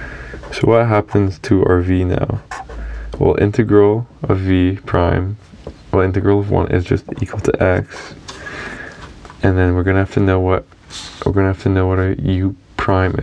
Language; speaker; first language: English; native; English